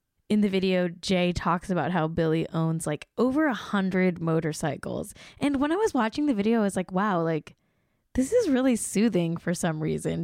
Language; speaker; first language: English; native; English